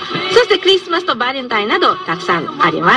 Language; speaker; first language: Japanese; non-native, fluent; Filipino